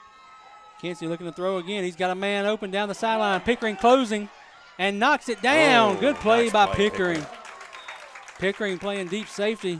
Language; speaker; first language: English; native; English